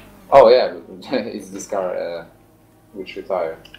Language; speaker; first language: English; non-native, fluent; Polish